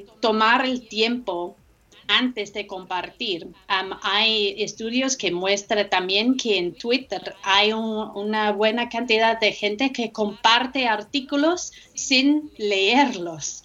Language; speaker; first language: Spanish; non-native, fluent; English